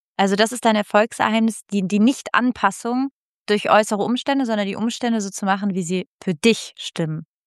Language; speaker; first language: German; native; German